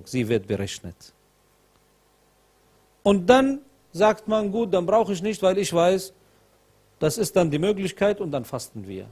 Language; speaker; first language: German; non-native, fluent; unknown